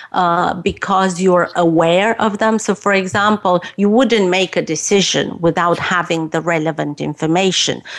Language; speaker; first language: English; non-native, fluent; Romanian